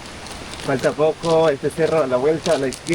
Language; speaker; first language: Spanish; native; Spanish